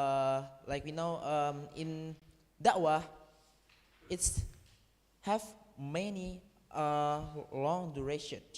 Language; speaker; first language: English; non-native, learner; Indonesian